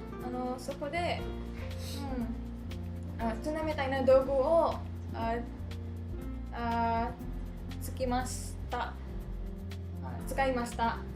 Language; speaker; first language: Japanese; non-native, learner; Indonesian